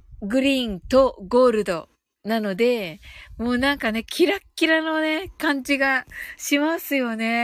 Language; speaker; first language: Japanese; native; Japanese